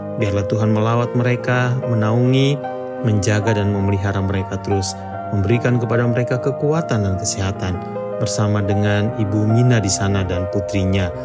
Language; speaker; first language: Indonesian; native; Indonesian